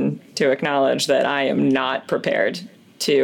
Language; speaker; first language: English; native; English